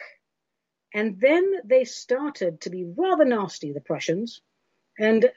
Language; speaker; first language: English; native; English